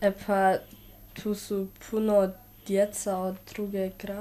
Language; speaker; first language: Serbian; early bilingual, heritage; Serbian